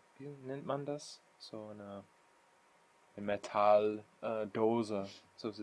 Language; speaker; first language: German; non-native, learner; English